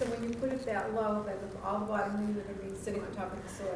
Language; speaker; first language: English; native; English